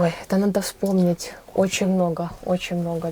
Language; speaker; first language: Russian; native; Russian